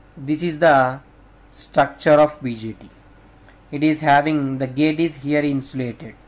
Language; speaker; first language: English; non-native, local second language; Telugu